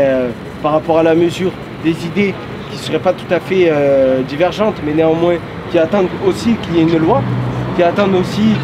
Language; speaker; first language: French; native; French